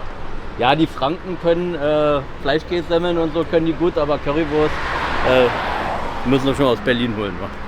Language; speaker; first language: German; native; German